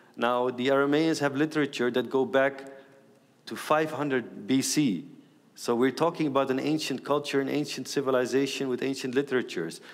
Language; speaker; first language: English; non-native, fluent; Aramaic